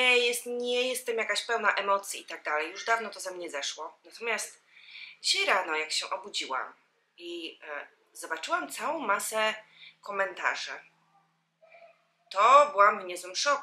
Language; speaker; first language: Polish; native; Polish